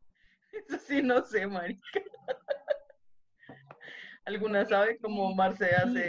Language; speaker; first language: Spanish; native; Spanish